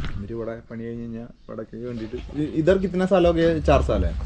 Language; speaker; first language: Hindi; non-native, learner; Malayalam